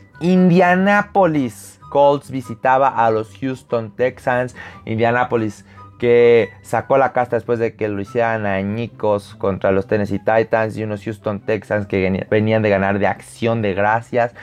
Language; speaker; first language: Spanish; native; Spanish